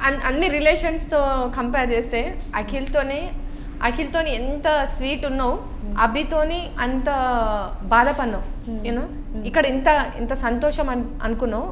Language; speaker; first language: Telugu; native; Telugu